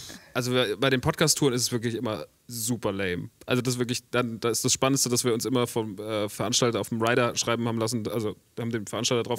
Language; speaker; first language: German; native; German